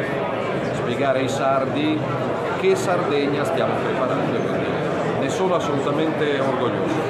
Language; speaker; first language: Italian; native; Italian